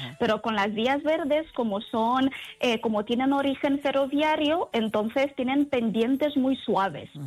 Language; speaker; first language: Spanish; non-native, fluent; Italian